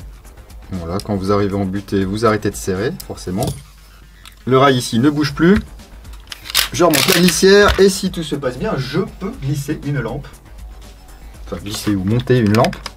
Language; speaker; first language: French; native; French